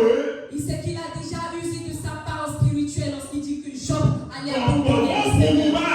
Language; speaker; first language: French; non-native, local second language; Ewe